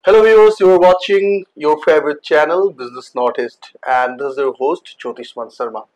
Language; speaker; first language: English; non-native, local second language; Assamese